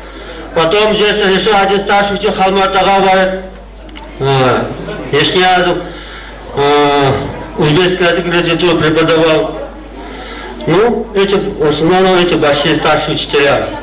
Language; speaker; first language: Russian; non-native, local second language; Kara-Kalpak